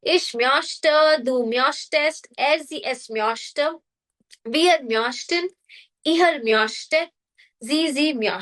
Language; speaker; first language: German; non-native, fluent; Hindi